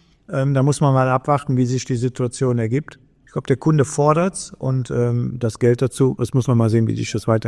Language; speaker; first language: German; native; German